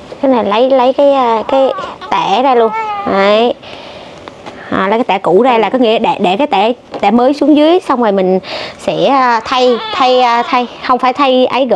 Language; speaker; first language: Vietnamese; native; Vietnamese